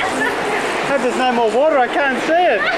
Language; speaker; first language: English; native; English